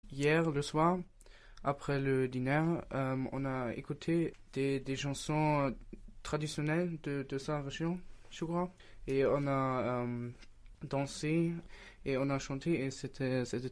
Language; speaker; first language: French; non-native, learner; German